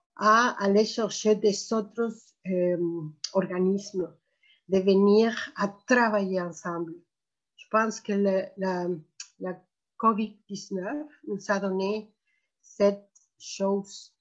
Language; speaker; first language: French; non-native, fluent; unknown